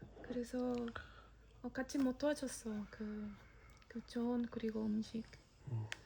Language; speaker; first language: Korean; non-native, fluent; Spanish